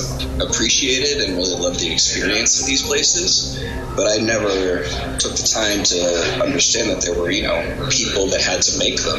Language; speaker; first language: English; native; English